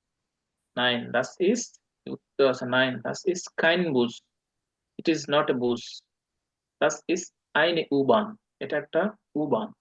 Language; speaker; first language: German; non-native, fluent; Bangla